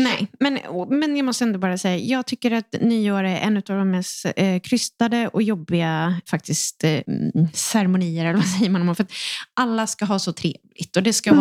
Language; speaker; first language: Swedish; native; Swedish